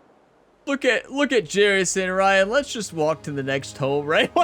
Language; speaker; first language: English; native; English